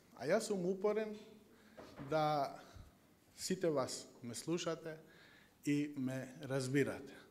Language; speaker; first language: Macedonian; non-native, local second language; Albanian